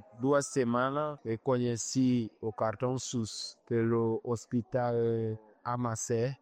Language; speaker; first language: Portuguese; non-native, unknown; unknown